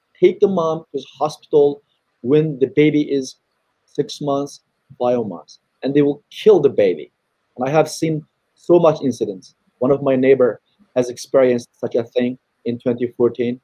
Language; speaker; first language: English; non-native, fluent; Chinese